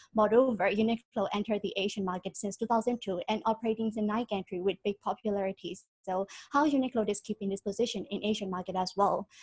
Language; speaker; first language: English; non-native, fluent; Burmese